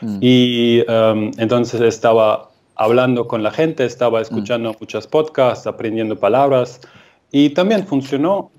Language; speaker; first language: Spanish; non-native, fluent; Russian